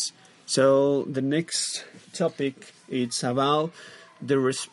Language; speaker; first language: English; non-native, learner; Spanish